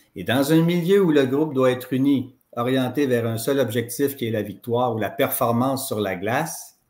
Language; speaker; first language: French; native; French